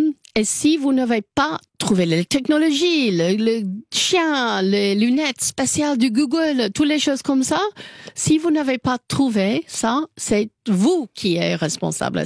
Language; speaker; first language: French; non-native, learner; English